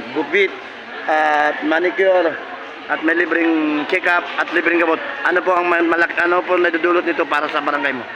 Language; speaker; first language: Filipino; non-native, local second language; Bikol